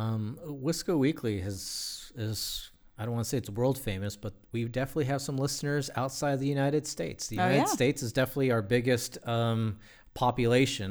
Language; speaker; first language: English; native; English